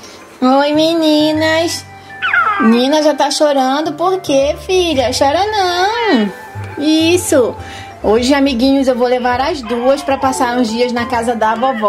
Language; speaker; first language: Portuguese; native; Portuguese